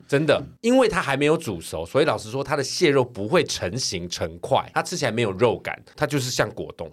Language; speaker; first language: Chinese; native; Chinese